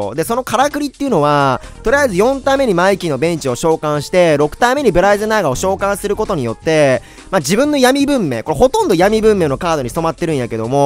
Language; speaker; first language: Japanese; native; Japanese